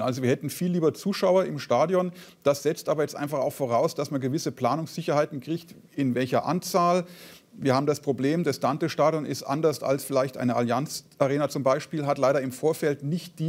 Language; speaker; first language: German; native; German